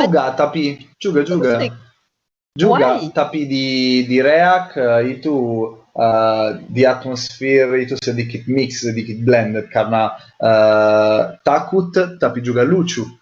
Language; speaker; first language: Indonesian; non-native, learner; Italian